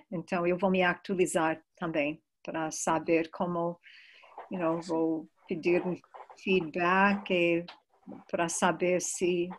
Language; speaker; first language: Portuguese; non-native, fluent; English